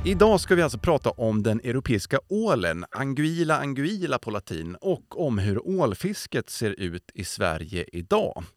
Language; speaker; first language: Swedish; native; Swedish